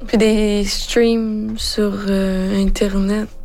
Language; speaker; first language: French; native; French